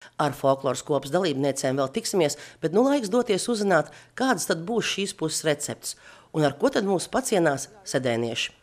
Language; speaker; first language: Latvian; native; Latvian